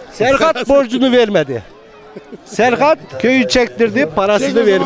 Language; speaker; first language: Turkish; native; Turkish